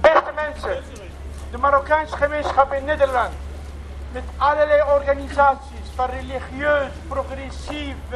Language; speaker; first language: Dutch; non-native, learner; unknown